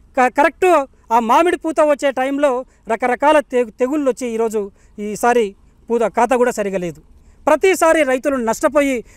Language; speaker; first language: Telugu; native; Telugu